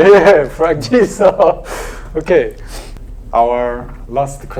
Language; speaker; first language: English; non-native, learner; Chinese